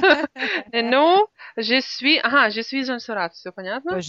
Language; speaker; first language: French; non-native, learner; Russian